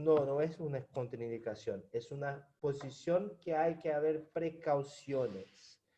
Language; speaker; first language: Spanish; non-native, fluent; Portuguese